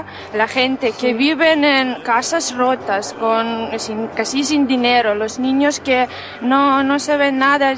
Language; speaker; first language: Spanish; non-native, fluent; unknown